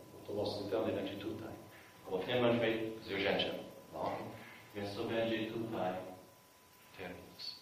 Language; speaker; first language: Polish; non-native, fluent; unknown